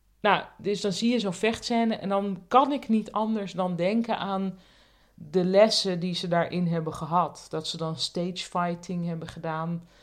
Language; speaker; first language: Dutch; native; Dutch